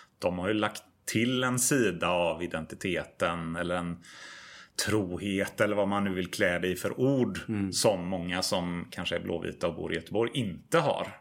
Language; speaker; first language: Swedish; native; Swedish